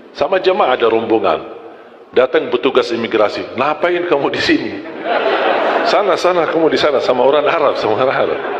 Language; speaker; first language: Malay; non-native, fluent; Arabic